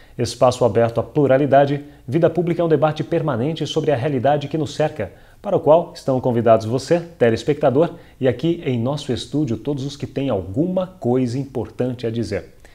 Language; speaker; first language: Portuguese; native; Portuguese